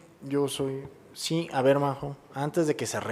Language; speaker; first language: Spanish; native; Spanish